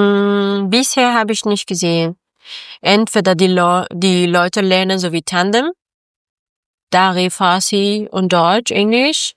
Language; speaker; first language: German; non-native, learner; Persian